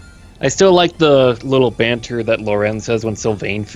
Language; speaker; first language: English; native; English